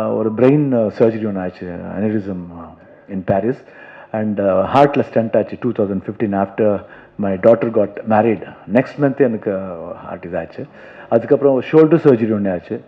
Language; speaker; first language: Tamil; non-native, local second language; Kannada